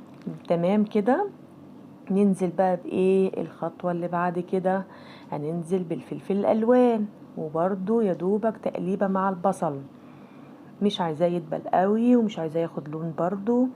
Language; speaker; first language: Arabic; native; Arabic